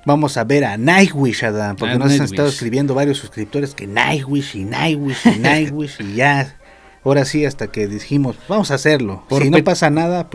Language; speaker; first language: Spanish; native; Spanish